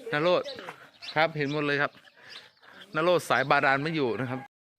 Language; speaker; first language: Thai; native; Thai